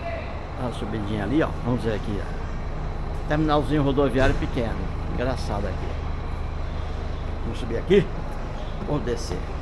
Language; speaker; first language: Portuguese; native; Portuguese